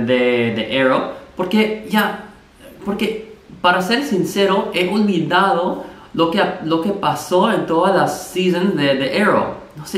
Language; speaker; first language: Spanish; non-native, fluent; English